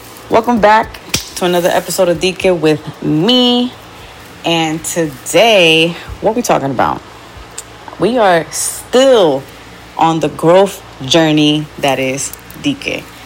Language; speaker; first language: English; early bilingual, other home language; Spanish